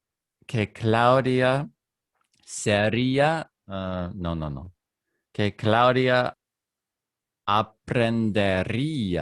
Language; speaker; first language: Spanish; non-native, learner; English